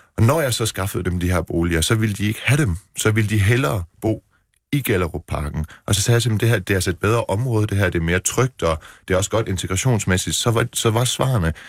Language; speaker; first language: Danish; early bilingual, other home language; Persian